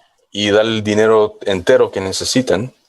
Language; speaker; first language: Spanish; non-native, fluent; English